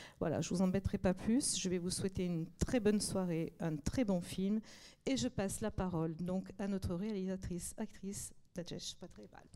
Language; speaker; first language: French; native; French